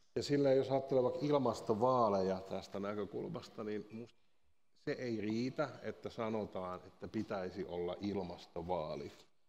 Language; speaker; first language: Finnish; native; Finnish